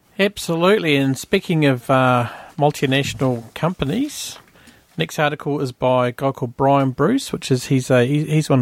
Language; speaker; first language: English; native; English